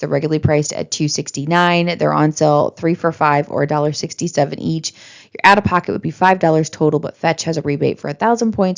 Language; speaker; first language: English; native; English